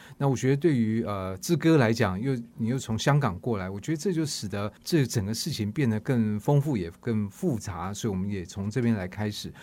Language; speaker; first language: Chinese; native; Chinese